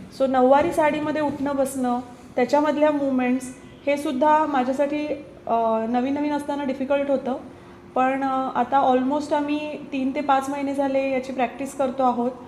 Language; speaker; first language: Marathi; native; Marathi